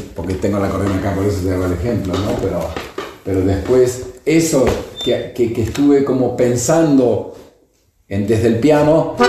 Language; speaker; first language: Spanish; native; Spanish